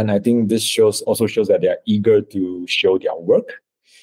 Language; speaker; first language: English; non-native, local second language; Chinese